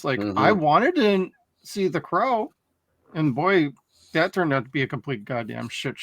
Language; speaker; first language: English; native; English